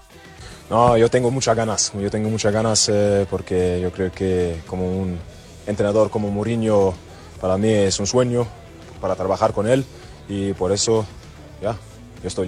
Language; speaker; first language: Spanish; non-native, learner; German